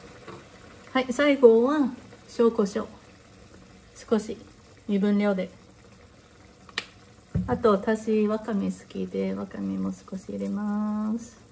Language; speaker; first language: Japanese; non-native, learner; Chinese